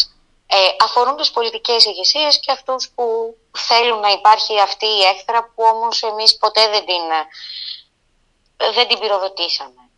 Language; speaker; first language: Greek; native; Greek